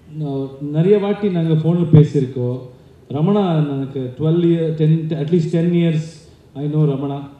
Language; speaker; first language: Tamil; non-native, learner; Kannada